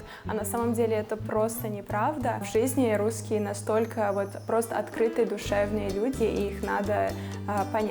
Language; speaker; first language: Russian; non-native, fluent; English